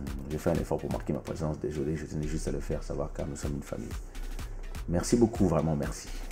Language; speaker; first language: French; native; French